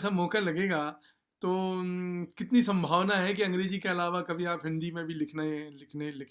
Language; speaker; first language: Hindi; native; Hindi